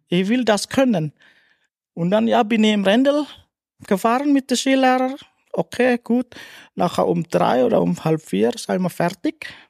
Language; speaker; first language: German; non-native, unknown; Indonesian